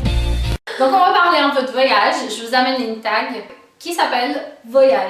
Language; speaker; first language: French; non-native, fluent; Portuguese